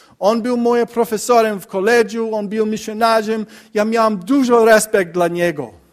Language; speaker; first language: Polish; non-native, learner; English